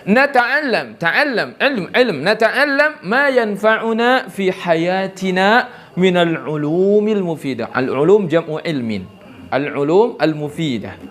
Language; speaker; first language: Arabic; non-native, fluent; Indonesian